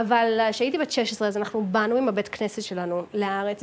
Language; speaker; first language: Hebrew; non-native, fluent; English